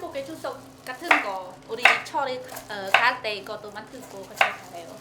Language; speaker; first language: Korean; non-native, learner; Khmer